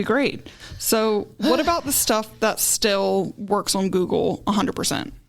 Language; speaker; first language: English; native; English